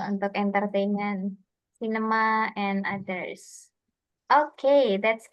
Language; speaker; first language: English; non-native, fluent; Indonesian